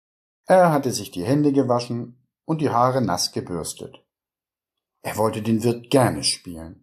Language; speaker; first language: German; native; German